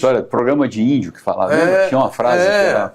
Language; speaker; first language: Portuguese; native; Portuguese